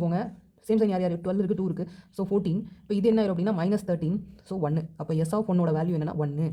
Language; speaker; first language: Tamil; native; Tamil